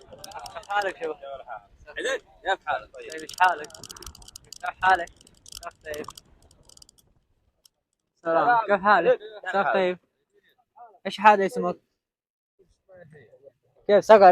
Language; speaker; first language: Arabic; non-native, learner; Urdu